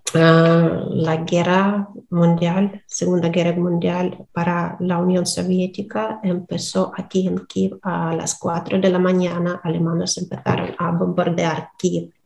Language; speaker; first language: Spanish; non-native, fluent; Russian